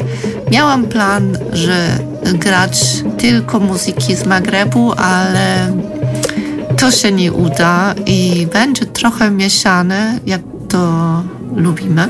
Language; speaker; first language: Polish; non-native, fluent; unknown